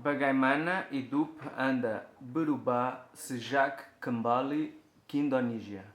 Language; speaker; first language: Indonesian; non-native, learner; Portuguese